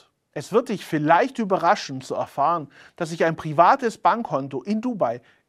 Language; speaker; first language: German; native; German